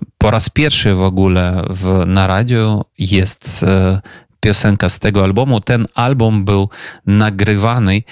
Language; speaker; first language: Polish; non-native, fluent; Ukrainian